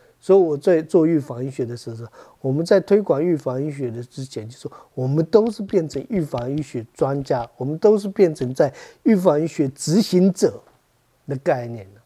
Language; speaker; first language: Chinese; non-native, fluent; Tibetan